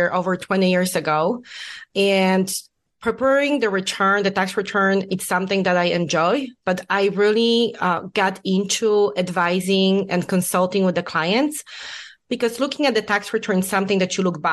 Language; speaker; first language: English; non-native, fluent; Polish